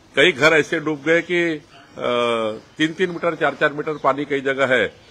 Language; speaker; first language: Hindi; non-native, local second language; Marathi